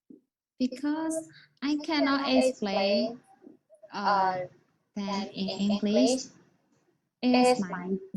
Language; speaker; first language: English; non-native, learner; Burmese